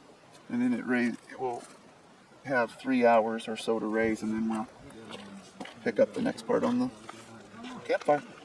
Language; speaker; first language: English; native; English